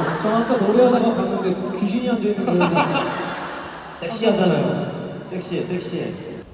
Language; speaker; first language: Korean; native; Korean